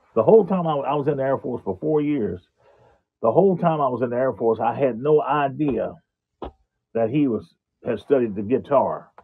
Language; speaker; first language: English; native; English